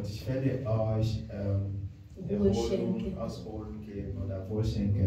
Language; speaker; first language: German; non-native, fluent; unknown